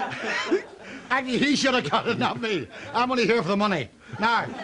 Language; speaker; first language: English; native; English